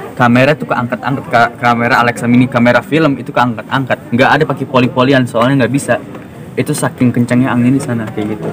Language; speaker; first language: Indonesian; native; Indonesian